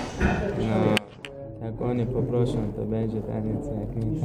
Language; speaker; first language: Polish; non-native, learner; Chechen